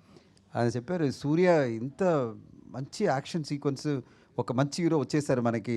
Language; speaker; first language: Telugu; non-native, fluent; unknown